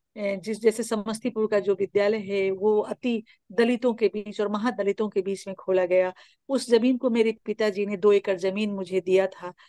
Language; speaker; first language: Hindi; native; Hindi